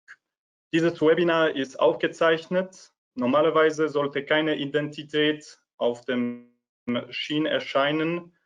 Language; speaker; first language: German; non-native, fluent; French